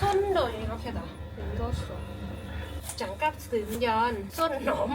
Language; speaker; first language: Korean; non-native, learner; Thai